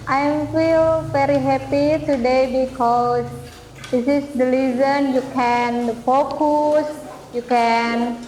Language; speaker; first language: English; non-native, learner; Indonesian